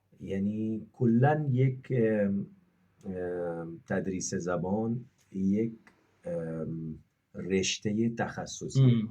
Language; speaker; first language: Persian; non-native, fluent; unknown